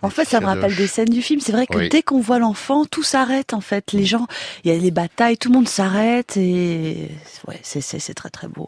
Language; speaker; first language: French; native; French